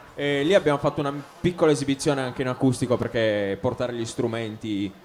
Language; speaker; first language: Italian; native; Italian